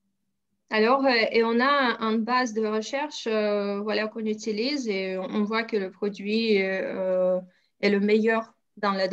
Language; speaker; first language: French; non-native, fluent; Russian